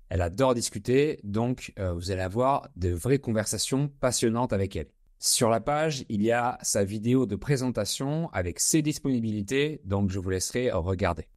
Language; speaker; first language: French; native; French